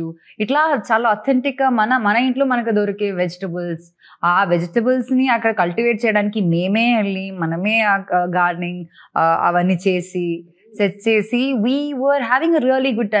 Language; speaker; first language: Telugu; non-native, fluent; Malayalam